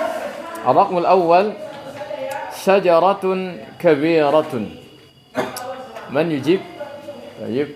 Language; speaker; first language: Arabic; non-native, fluent; Indonesian